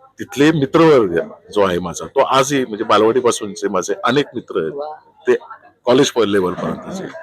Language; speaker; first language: Marathi; native; Marathi